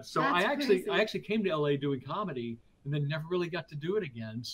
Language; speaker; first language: English; native; English